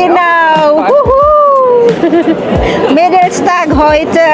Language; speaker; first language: German; non-native, learner; Filipino